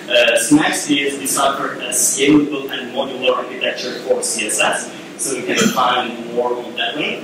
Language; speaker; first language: English; non-native, fluent; Ukrainian